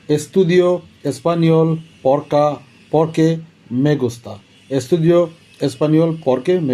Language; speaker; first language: Spanish; non-native, fluent; Bangla